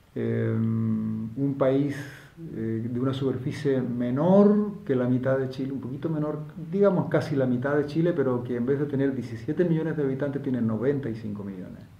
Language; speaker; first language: Spanish; native; Spanish